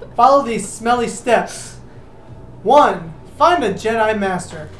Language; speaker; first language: English; early bilingual, other home language; Spanish